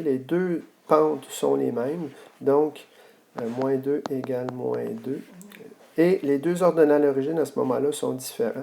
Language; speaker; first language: French; native; French